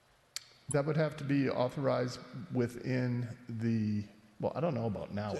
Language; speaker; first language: English; native; English